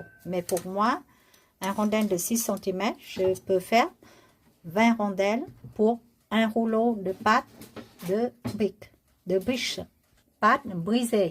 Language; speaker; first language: French; non-native, learner; Vietnamese